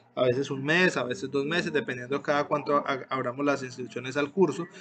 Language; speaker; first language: Spanish; native; Spanish